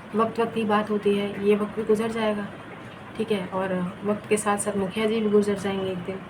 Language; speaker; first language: Hindi; non-native, local second language; Bangla